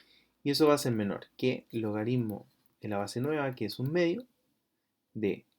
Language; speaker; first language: Spanish; native; Spanish